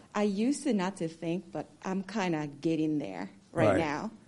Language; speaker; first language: English; non-native, fluent; Japanese